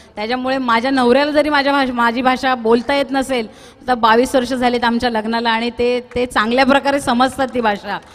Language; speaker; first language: Marathi; non-native, local second language; Tulu